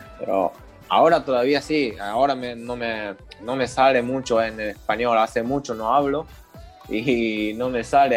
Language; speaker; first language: Spanish; non-native, learner; Japanese